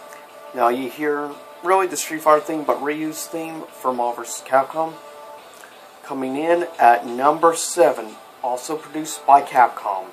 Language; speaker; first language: English; native; English